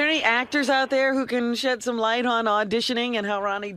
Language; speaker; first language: English; native; English